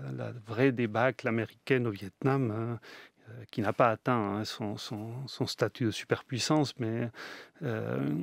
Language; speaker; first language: French; early bilingual, other home language; Spanish